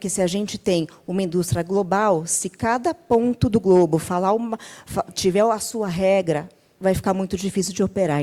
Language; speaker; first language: Portuguese; native; Portuguese